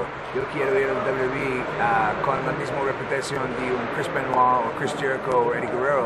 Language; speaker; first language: Spanish; non-native, learner; English